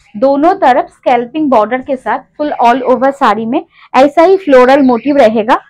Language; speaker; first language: Hindi; non-native, local second language; Bangla